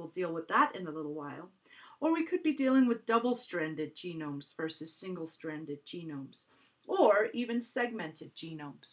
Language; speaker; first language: English; native; English